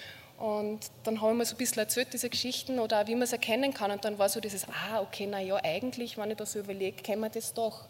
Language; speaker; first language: German; native; German